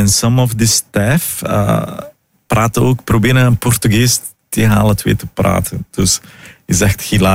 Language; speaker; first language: Dutch; non-native, learner; Portuguese